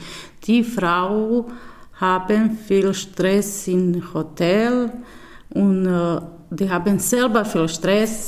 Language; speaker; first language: German; non-native, learner; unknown